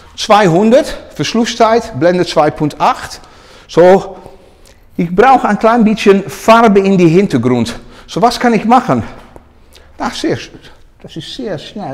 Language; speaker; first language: German; non-native, learner; Dutch